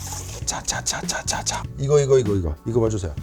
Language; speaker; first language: Korean; non-native, learner; Italian